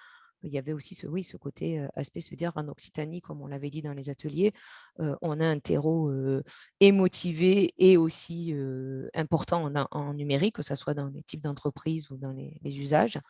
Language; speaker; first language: French; native; French